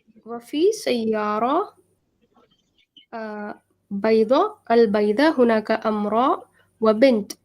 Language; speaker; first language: Arabic; non-native, learner; Hindi